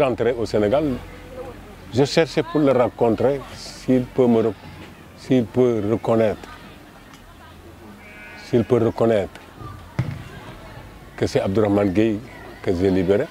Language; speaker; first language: French; non-native, local second language; Wolof